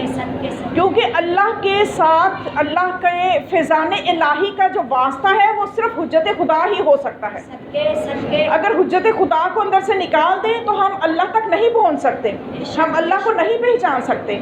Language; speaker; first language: Urdu; native; Urdu